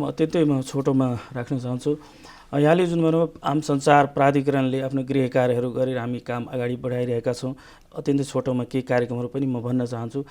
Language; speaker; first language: Nepali; non-native, local second language; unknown